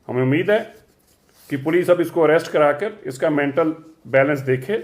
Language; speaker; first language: Hindi; non-native, local second language; Punjabi